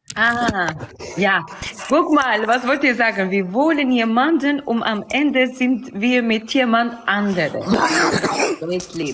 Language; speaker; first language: German; non-native, learner; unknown